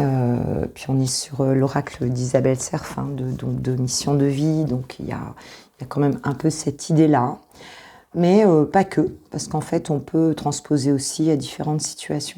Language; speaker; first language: French; native; French